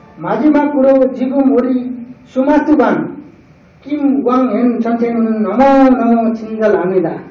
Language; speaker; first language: Korean; non-native, learner; Nepali